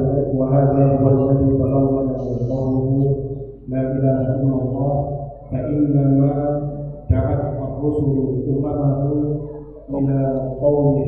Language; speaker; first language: Arabic; non-native, learner; Indonesian